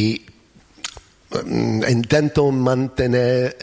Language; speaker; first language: Spanish; non-native, learner; English